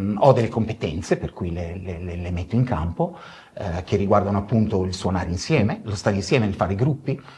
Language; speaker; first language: Italian; early bilingual, other home language; Spanish